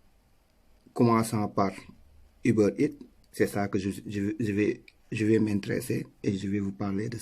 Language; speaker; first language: French; non-native, local second language; Wolof